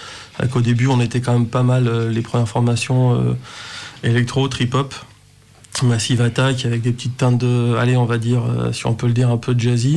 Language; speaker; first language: French; native; French